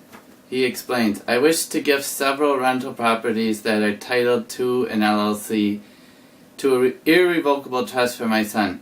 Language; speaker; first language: English; native; English